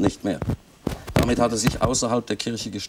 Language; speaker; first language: German; native; German